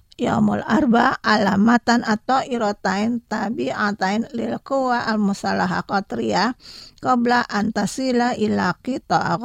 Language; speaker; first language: Arabic; non-native, fluent; Indonesian